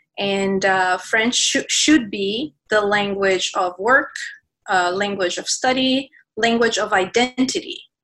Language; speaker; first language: English; non-native, fluent; Portuguese